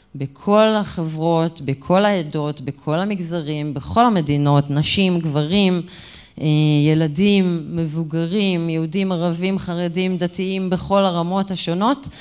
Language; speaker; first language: Hebrew; native; Hebrew